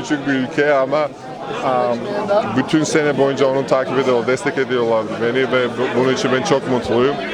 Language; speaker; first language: Turkish; non-native, fluent; Georgian